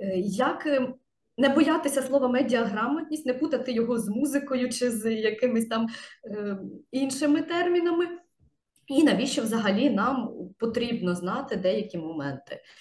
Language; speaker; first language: Ukrainian; native; Ukrainian